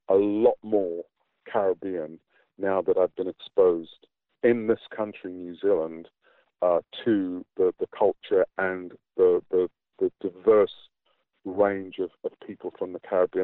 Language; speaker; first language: English; native; English